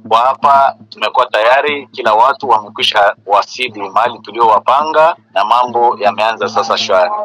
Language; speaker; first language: Swahili; native; Swahili